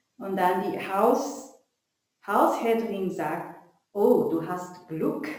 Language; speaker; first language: German; non-native, learner; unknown